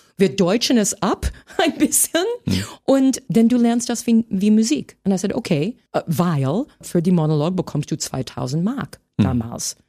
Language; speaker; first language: German; non-native, fluent; English